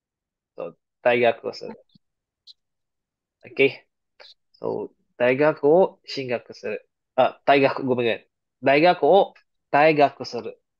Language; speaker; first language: Japanese; non-native, fluent; Filipino